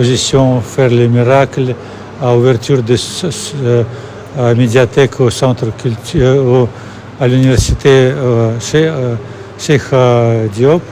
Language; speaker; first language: French; non-native, fluent; Russian